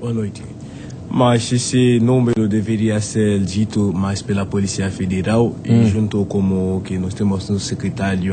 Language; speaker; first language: Portuguese; non-native, fluent; Haitian Creole